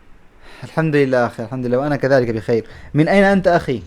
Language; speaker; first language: Arabic; non-native, fluent; Bangla